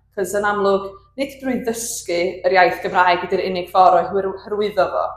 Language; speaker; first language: Welsh; native; Welsh